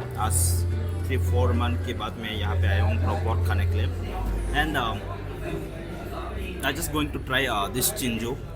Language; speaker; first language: Hindi; non-native, local second language; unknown